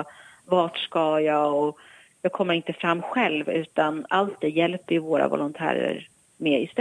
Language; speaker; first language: Swedish; native; Swedish